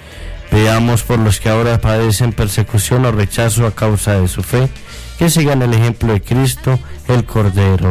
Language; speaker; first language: Spanish; native; Spanish